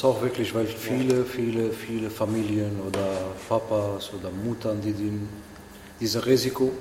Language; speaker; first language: German; non-native, learner; Arabic